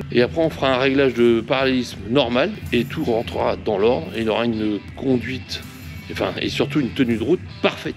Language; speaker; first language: French; native; French